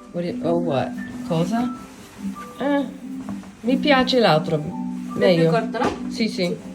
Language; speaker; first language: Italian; non-native, learner; English